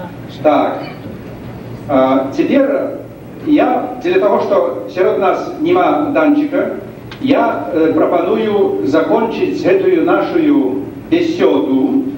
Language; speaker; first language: Belarusian; native; Belarusian